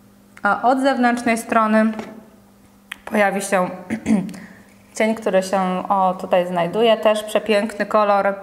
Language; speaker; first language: Polish; native; Polish